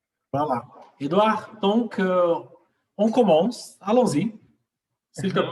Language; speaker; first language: French; non-native, fluent; Portuguese